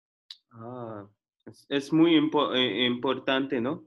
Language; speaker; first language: Spanish; non-native, learner; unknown